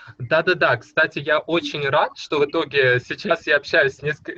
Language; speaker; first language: Russian; native; Russian